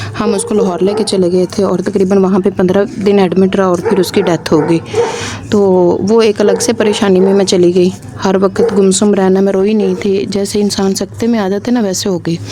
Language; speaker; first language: Urdu; non-native, local second language; Punjabi